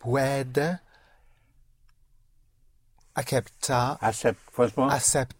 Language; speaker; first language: Spanish; non-native, learner; English